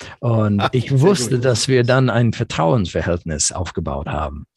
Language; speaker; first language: German; non-native, fluent; English